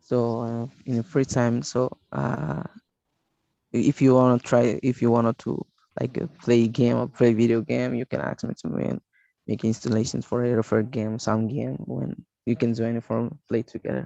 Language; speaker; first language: English; non-native, learner; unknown